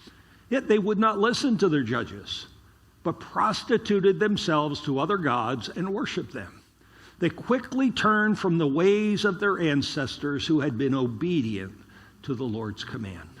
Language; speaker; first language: English; native; English